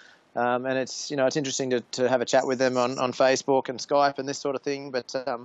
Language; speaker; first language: English; native; English